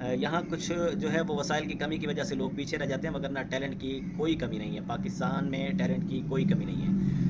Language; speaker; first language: Urdu; non-native, local second language; Saraiki